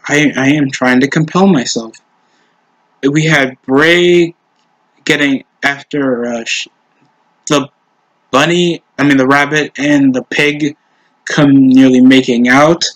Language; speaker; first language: English; native; English